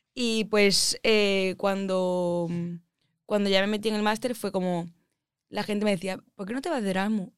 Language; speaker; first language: Spanish; native; Spanish